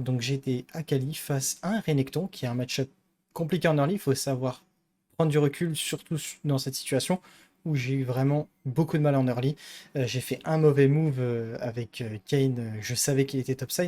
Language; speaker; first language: French; native; French